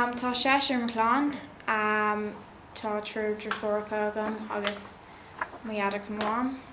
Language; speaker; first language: Irish; non-native, local second language; English